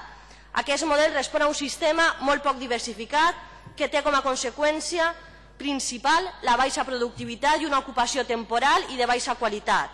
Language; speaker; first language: Catalan; native; Catalan